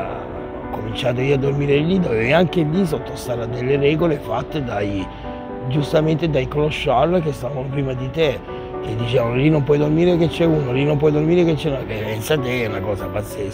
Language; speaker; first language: Italian; native; Italian